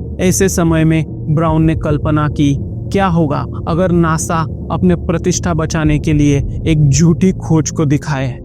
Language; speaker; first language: Hindi; non-native, local second language; Marathi